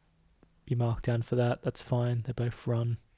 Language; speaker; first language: English; native; English